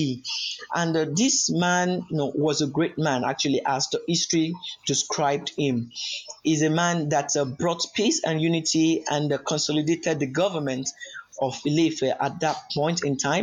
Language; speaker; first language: English; non-native, local second language; Yoruba